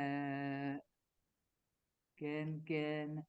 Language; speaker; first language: Hebrew; non-native, learner; French